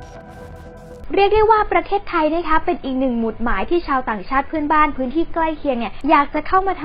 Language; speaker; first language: Thai; native; Thai